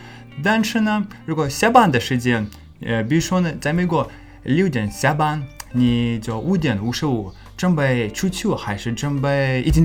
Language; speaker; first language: Chinese; non-native, learner; English